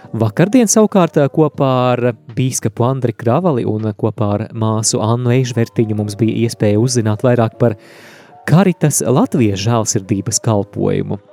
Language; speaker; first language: Latvian; native; Latvian